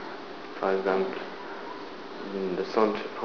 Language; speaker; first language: French; non-native, learner; English